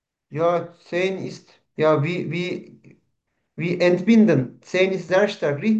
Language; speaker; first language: German; non-native, learner; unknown